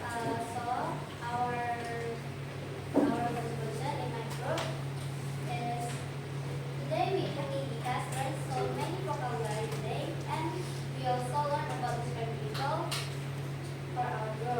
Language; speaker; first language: English; non-native, learner; Indonesian